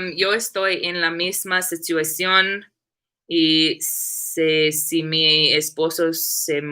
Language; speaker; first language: Spanish; non-native, learner; English